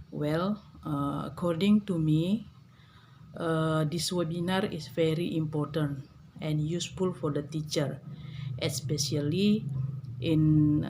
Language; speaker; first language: English; non-native, learner; Indonesian